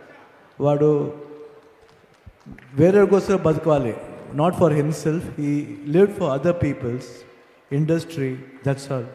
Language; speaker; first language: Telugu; non-native, learner; Kannada